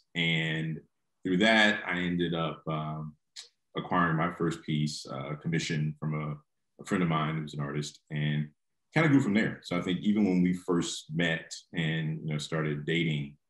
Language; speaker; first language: English; native; English